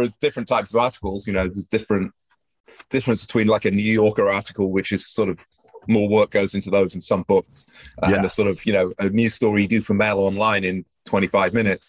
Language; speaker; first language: English; native; English